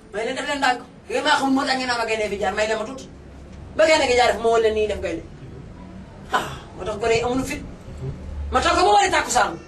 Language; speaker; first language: Wolof; non-native, local second language; Fula